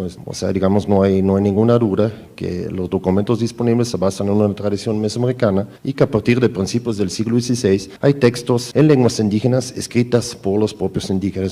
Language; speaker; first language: Spanish; native; Spanish